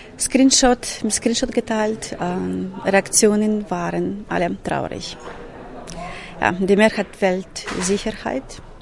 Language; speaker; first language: German; non-native, learner; Ukrainian